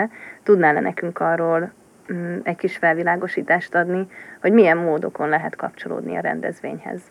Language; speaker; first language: Hungarian; native; Hungarian